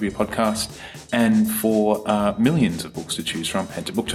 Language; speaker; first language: English; native; English